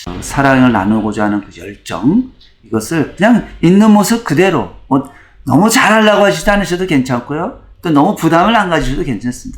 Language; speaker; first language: Korean; native; Korean